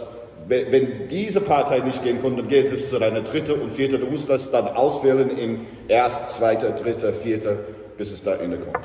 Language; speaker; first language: German; non-native, fluent; English